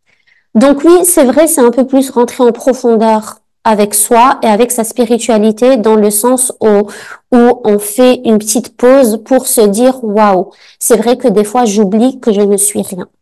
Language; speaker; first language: French; native; French